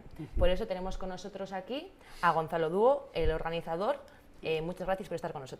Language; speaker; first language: Spanish; native; Spanish